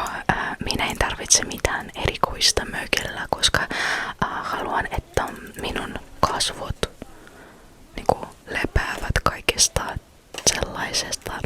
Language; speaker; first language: Finnish; non-native, fluent; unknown